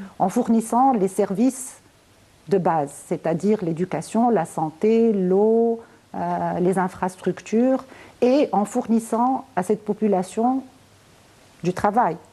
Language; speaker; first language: French; non-native, local second language; Arabic